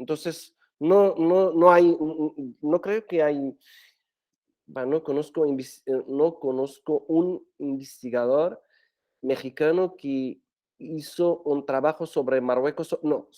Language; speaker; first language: Spanish; non-native, fluent; Arabic